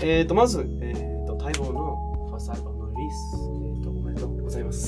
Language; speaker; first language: Japanese; non-native, learner; English